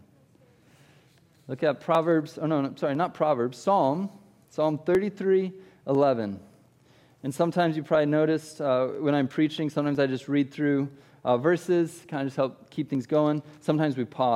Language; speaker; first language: English; native; English